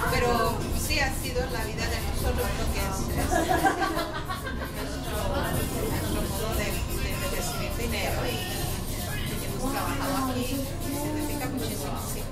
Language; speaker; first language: Spanish; early bilingual, other home language; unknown